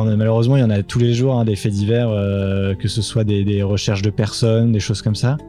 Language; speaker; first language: French; native; French